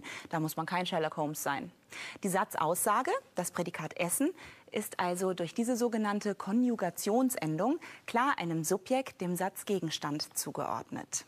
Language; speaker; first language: German; native; German